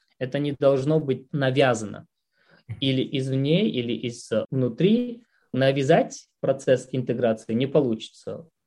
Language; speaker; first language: Russian; non-native, local second language; Tajik